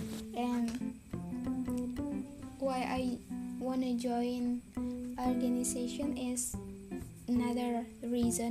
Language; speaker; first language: English; non-native, learner; Indonesian